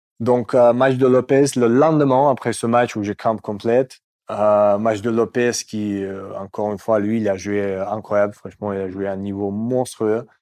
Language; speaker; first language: French; non-native, fluent; Russian